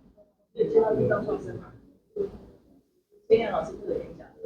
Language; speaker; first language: Chinese; native; Chinese